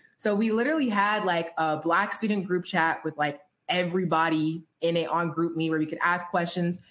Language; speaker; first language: English; native; English